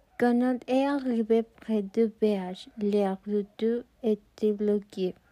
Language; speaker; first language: French; non-native, learner; Spanish